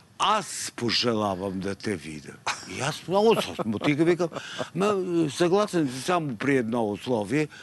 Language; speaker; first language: Bulgarian; native; Bulgarian